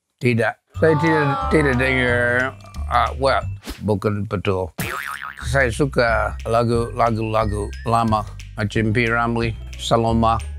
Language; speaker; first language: Malay; non-native, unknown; English